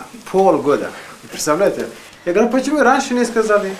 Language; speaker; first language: Russian; non-native, fluent; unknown